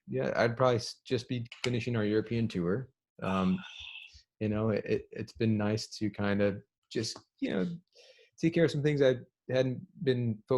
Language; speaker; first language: English; native; English